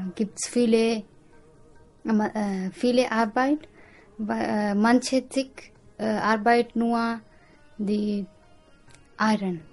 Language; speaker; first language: German; non-native, learner; Punjabi